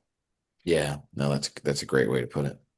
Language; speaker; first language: English; native; English